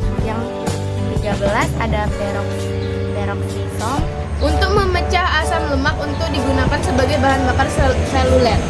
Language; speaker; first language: Indonesian; native; Indonesian